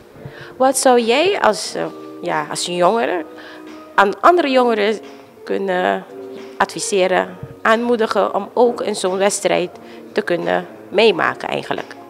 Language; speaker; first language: Dutch; native; Dutch